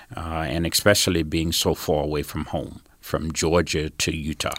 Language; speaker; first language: English; native; English